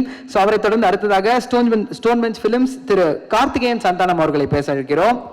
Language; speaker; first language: Tamil; native; Tamil